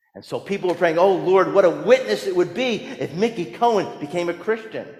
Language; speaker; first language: English; native; English